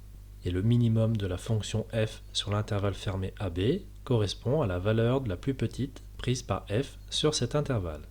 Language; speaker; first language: French; native; French